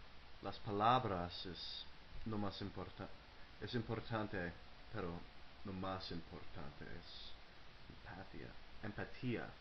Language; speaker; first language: Spanish; non-native, learner; English